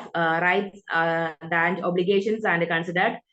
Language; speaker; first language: English; non-native, local second language; Malayalam